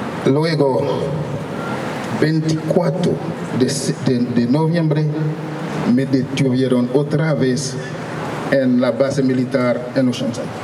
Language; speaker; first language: Spanish; non-native, local second language; Haitian Creole